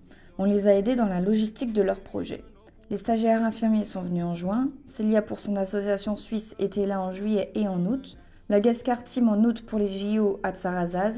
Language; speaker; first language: French; native; French